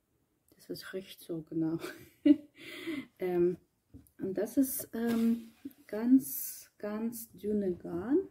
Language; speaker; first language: German; non-native, learner; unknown